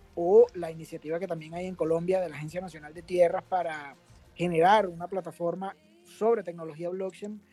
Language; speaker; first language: Spanish; native; Spanish